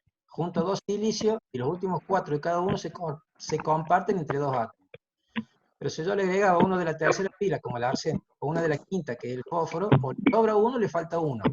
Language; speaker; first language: Spanish; native; Spanish